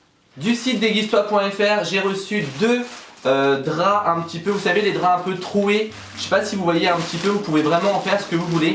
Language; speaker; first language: French; native; French